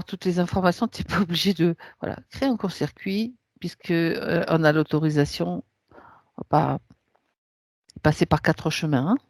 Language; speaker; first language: French; native; French